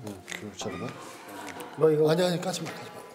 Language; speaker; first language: Korean; native; Korean